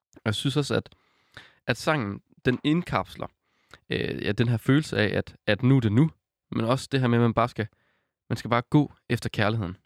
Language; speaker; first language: Danish; native; Danish